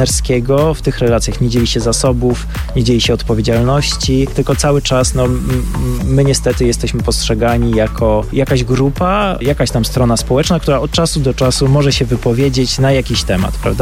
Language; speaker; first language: Polish; native; Polish